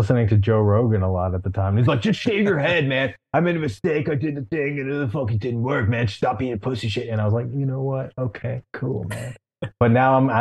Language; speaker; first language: English; native; English